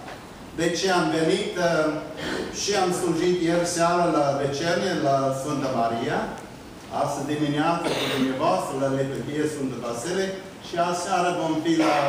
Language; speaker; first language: Romanian; early bilingual, heritage; Romanian